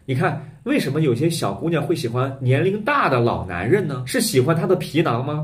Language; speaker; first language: Chinese; native; Chinese